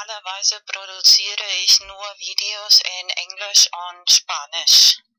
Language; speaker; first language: German; non-native, fluent; Spanish